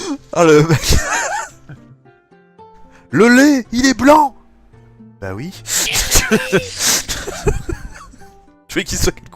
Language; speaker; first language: French; native; French